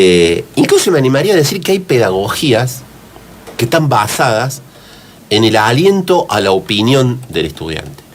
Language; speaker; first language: Spanish; native; Spanish